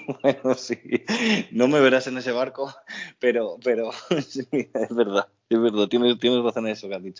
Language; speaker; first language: Spanish; native; Spanish